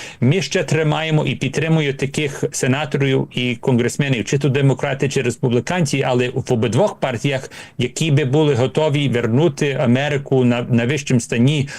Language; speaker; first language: Ukrainian; early bilingual, heritage; Ukrainian